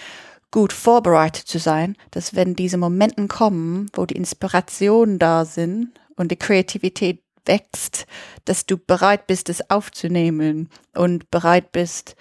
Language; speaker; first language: German; non-native, fluent; English